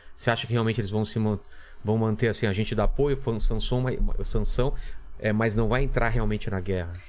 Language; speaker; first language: Portuguese; native; Portuguese